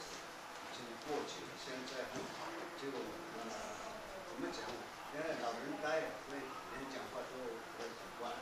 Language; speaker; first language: Chinese; non-native, local second language; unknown